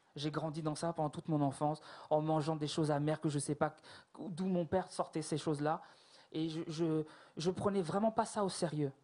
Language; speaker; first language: French; native; French